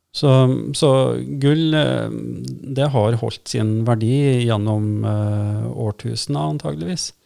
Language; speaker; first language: Norwegian; native; Norwegian